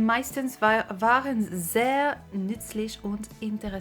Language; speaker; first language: German; non-native, learner; French